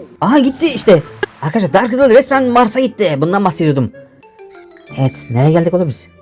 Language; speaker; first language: Turkish; native; Turkish